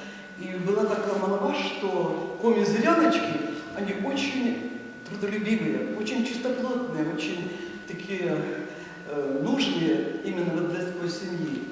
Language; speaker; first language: Russian; native; Russian